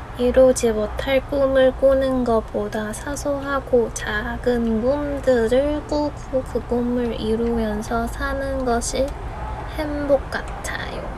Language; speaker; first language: Korean; non-native, fluent; Chinese